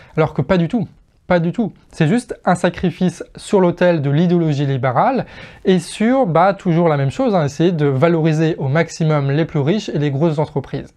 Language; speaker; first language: French; native; French